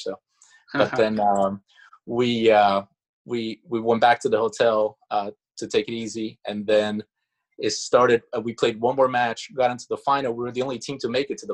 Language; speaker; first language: English; non-native, fluent; Portuguese